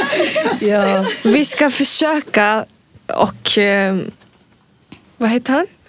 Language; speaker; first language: Swedish; early bilingual, other home language; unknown